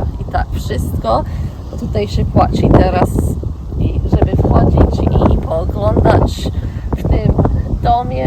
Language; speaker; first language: Polish; early bilingual, heritage; English